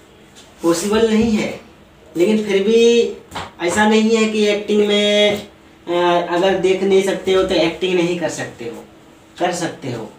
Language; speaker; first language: Hindi; native; Hindi